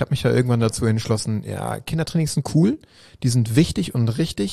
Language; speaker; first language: German; native; German